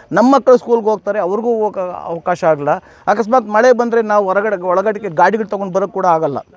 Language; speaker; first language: Kannada; native; Kannada